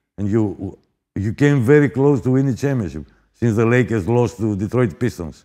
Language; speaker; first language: English; non-native, fluent; Greek